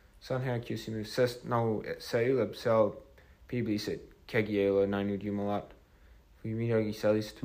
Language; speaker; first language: Estonian; non-native, fluent; English